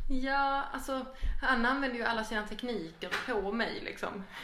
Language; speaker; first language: Swedish; native; Swedish